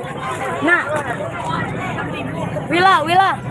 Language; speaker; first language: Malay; non-native, local second language; Minangkabau